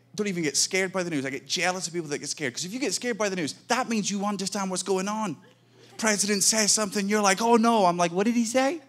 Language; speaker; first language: English; native; English